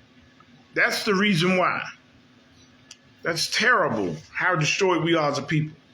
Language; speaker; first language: English; native; English